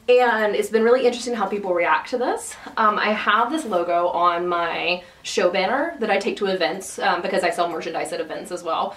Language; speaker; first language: English; native; English